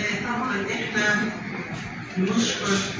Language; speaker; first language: Arabic; native; Arabic